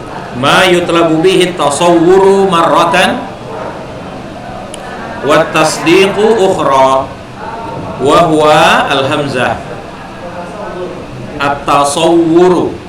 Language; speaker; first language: Arabic; non-native, fluent; Indonesian